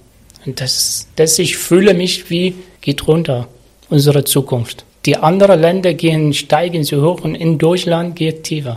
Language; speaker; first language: German; non-native, learner; Arabic